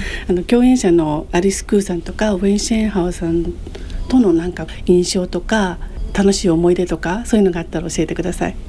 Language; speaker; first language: Japanese; native; Japanese